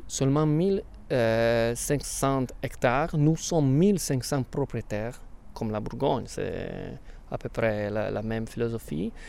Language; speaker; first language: French; non-native, fluent; Italian